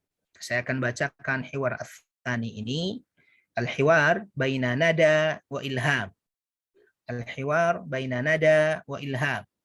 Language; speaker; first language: Arabic; non-native, fluent; Indonesian